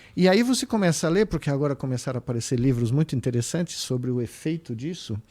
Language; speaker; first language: Portuguese; native; Portuguese